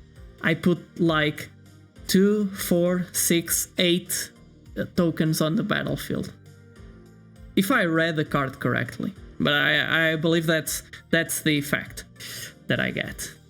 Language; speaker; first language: English; non-native, fluent; Portuguese